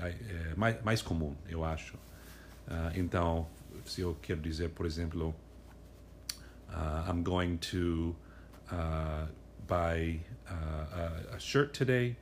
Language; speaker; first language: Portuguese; non-native, fluent; English